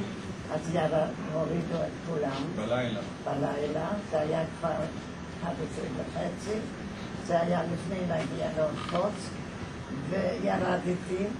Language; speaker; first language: Hebrew; non-native, fluent; Polish